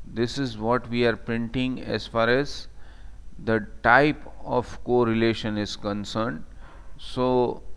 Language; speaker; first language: English; non-native, local second language; Gujarati